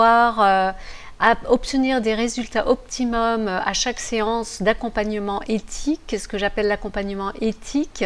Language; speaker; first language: French; native; French